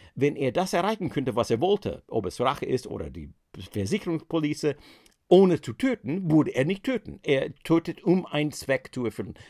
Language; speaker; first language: German; non-native, fluent; English